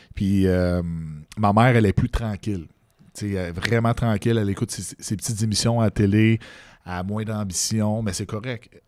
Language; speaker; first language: French; native; French